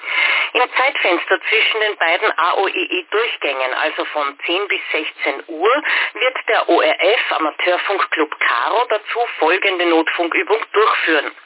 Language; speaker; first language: German; native; German